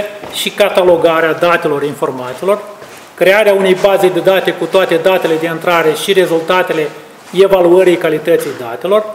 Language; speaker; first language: Romanian; native; Romanian